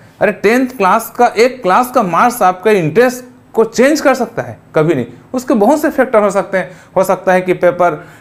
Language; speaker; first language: Hindi; native; Hindi